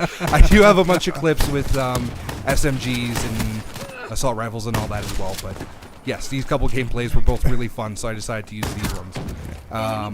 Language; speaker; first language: English; native; English